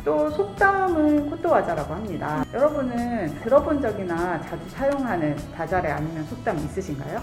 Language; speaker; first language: Korean; native; Korean